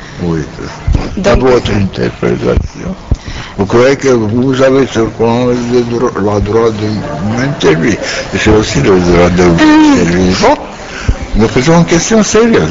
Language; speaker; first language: French; non-native, learner; Romanian